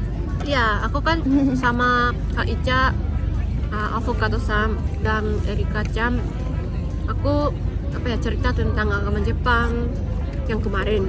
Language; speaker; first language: Indonesian; non-native, fluent; Japanese